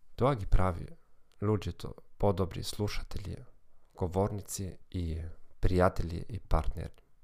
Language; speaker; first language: Macedonian; non-native, learner; German